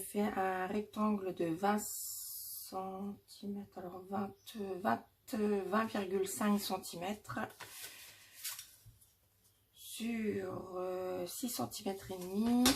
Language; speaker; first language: French; native; French